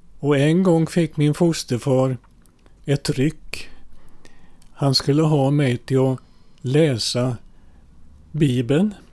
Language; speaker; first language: Swedish; early bilingual, other home language; Finnish